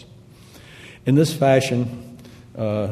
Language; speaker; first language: English; native; English